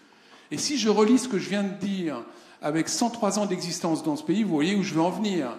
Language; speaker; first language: French; native; French